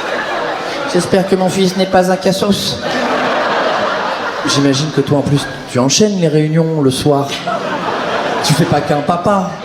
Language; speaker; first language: French; native; French